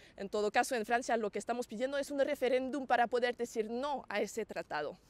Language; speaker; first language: Spanish; non-native, fluent; French